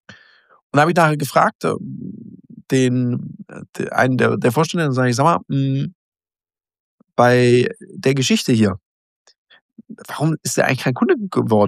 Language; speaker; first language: German; native; German